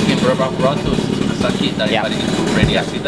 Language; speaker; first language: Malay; non-native, fluent; English